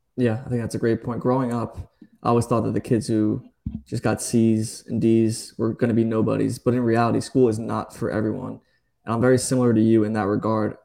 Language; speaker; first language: English; native; English